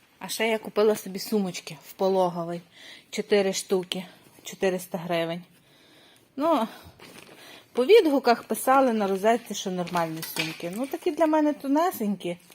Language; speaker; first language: Ukrainian; native; Ukrainian